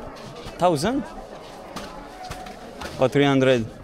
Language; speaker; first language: English; non-native, learner; French